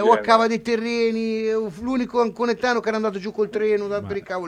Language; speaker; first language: Italian; native; Italian